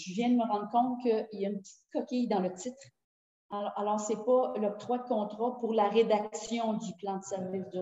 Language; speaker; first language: French; native; French